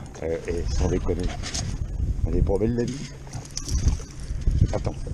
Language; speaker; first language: French; native; French